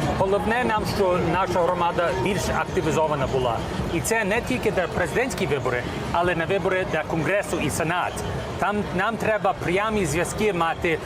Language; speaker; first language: Ukrainian; early bilingual, heritage; Ukrainian